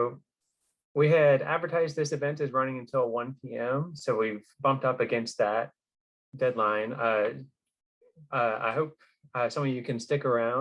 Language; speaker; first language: English; native; English